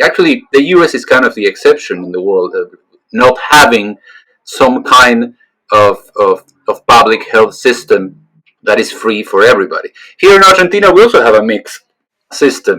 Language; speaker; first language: English; non-native, fluent; Spanish